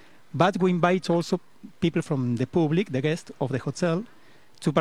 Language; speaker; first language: English; non-native, fluent; Spanish